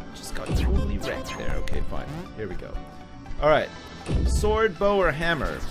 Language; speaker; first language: English; native; English